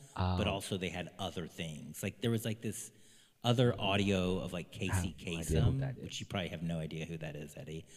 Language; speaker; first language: English; non-native, fluent; Chinese